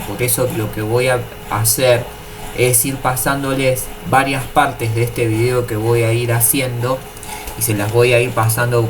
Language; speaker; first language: Spanish; native; Spanish